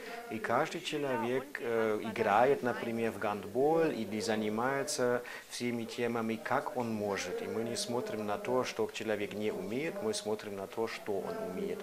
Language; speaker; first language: Russian; non-native, fluent; German